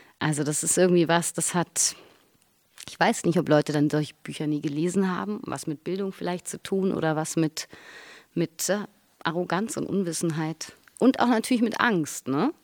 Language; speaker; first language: German; native; German